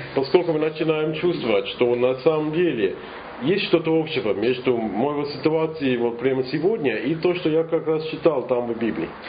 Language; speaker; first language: Russian; non-native, fluent; English